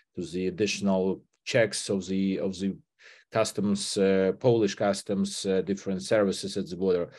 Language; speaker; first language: English; non-native, fluent; Ukrainian